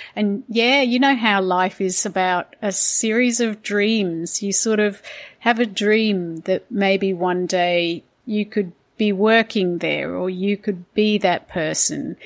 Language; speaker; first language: English; native; English